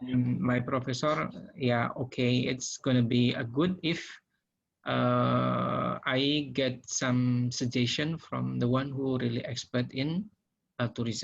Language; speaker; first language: English; non-native, learner; Indonesian